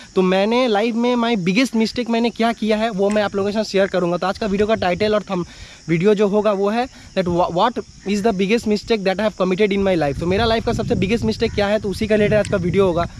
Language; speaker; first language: Hindi; non-native, local second language; Bangla